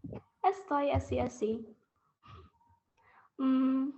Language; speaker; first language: Spanish; non-native, learner; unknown